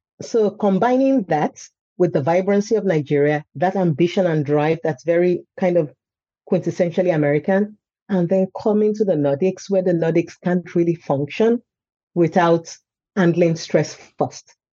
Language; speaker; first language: English; non-native, local second language; Yoruba